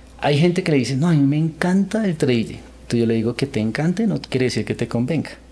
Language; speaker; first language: Spanish; early bilingual, other home language; Korean